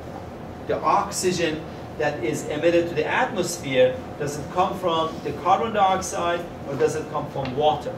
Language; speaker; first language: English; non-native, fluent; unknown